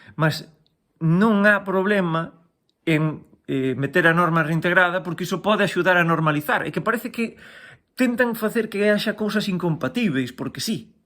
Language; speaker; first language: Galician; native; Galician